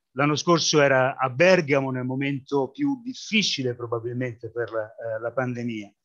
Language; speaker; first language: Italian; native; Italian